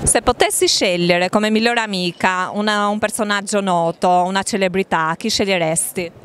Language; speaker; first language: Italian; native; Italian